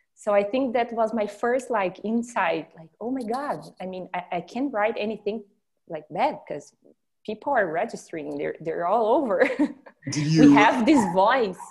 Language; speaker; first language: English; non-native, fluent; Portuguese